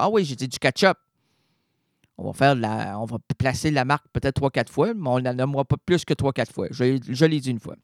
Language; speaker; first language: French; native; French